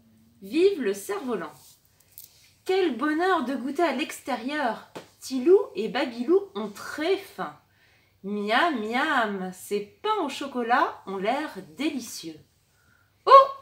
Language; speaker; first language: French; native; French